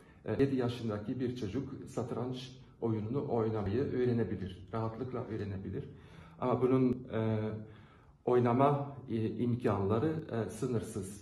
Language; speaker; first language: Turkish; non-native, fluent; Dutch